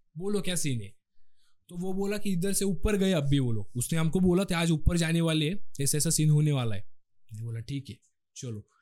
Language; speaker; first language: Hindi; non-native, local second language; Marathi